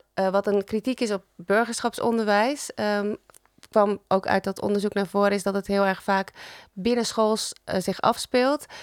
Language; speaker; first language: Dutch; native; Dutch